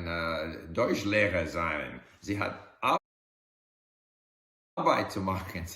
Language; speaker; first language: German; non-native, learner; English